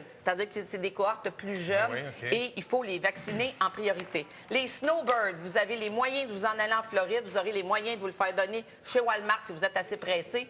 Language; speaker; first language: French; native; French